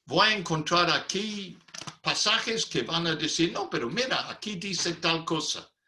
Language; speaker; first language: Spanish; non-native, fluent; English